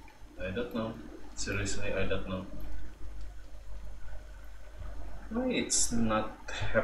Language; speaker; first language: English; non-native, learner; Indonesian